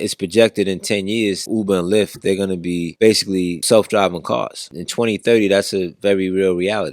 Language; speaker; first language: English; native; English